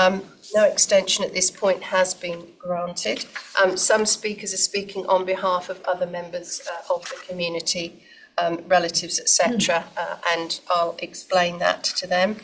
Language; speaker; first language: English; native; English